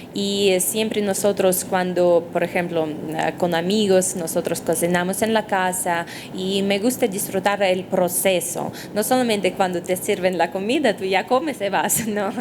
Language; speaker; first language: Spanish; non-native, fluent; Russian